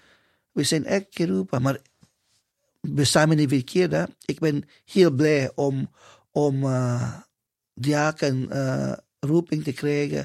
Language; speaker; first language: Dutch; non-native, fluent; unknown